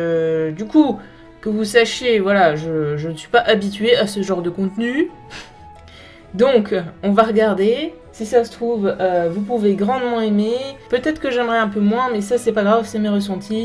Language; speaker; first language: French; native; French